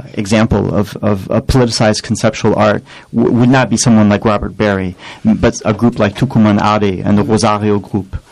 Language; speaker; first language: English; native; English